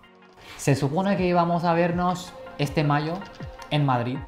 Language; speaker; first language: Spanish; non-native, fluent; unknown